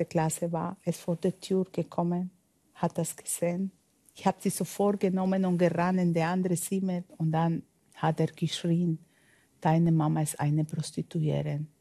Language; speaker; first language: German; non-native, learner; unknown